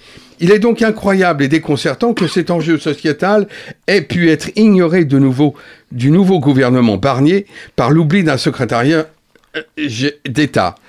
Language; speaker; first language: French; native; French